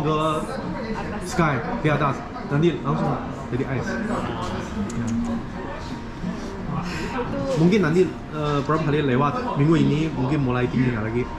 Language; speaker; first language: Indonesian; non-native, learner; Chinese